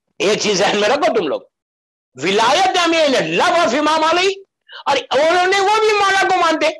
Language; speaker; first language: Urdu; native; Urdu